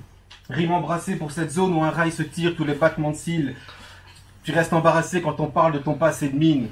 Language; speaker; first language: French; early bilingual, other home language; Turkish